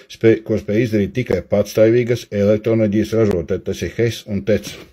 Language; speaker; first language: Latvian; native; Latvian